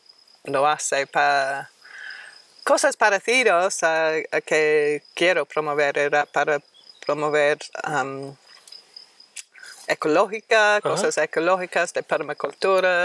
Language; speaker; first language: Spanish; non-native, fluent; English